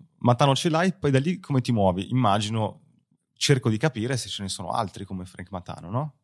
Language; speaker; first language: Italian; native; Italian